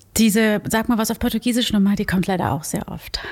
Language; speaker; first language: German; early bilingual, other home language; Portuguese